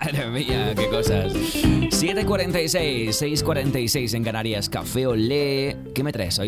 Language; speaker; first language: Spanish; native; Spanish